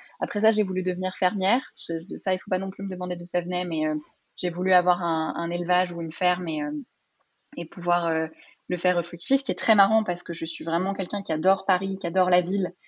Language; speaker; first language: French; early bilingual, other home language; Arabic